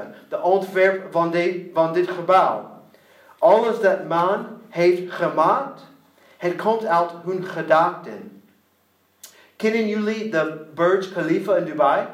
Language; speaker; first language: Dutch; non-native, learner; English